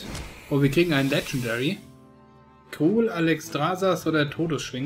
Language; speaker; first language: German; native; German